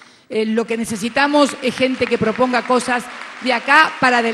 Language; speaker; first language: Spanish; native; Spanish